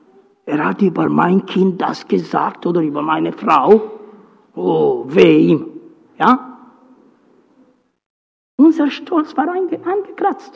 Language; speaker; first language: German; non-native, fluent; Romanian